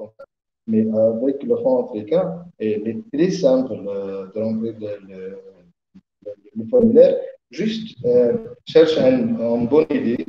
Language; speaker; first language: French; non-native, learner; Arabic